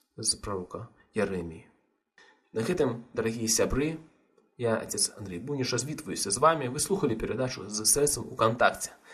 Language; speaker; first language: Belarusian; non-native, local second language; Russian